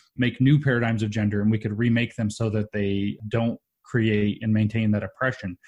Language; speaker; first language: English; native; English